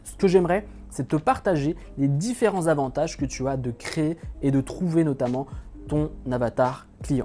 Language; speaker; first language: French; native; French